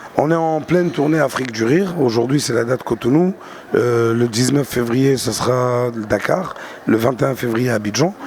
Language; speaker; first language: French; non-native, local second language; Arabic